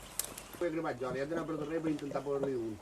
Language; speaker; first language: Catalan; native; Catalan